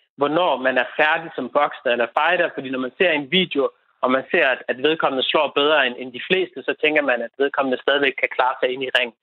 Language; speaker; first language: Danish; native; Danish